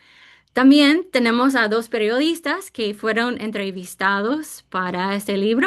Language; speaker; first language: Spanish; non-native, fluent; English